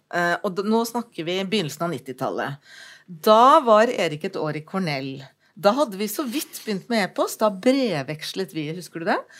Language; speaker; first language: Norwegian; native; Norwegian